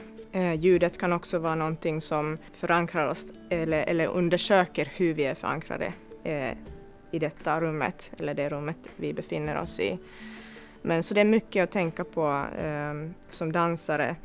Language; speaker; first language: Swedish; non-native, fluent; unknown